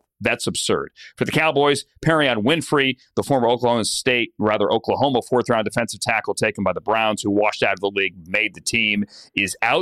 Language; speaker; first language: English; native; English